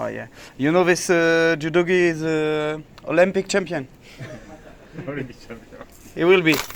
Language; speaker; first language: English; non-native, learner; French